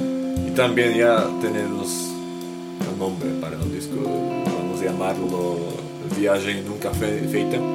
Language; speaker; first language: Spanish; non-native, fluent; Slovak